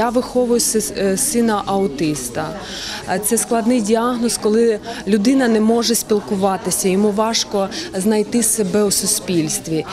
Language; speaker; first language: Ukrainian; non-native, local second language; Russian